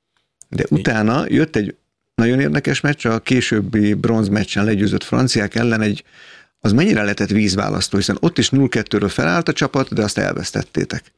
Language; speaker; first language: Hungarian; native; Hungarian